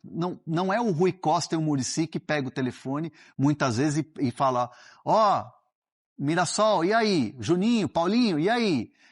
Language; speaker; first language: Portuguese; native; Portuguese